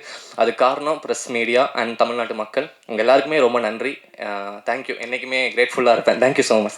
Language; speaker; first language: Tamil; native; Tamil